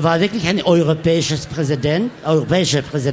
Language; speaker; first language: German; non-native, learner; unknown